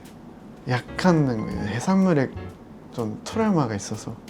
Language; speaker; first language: Korean; non-native, fluent; Japanese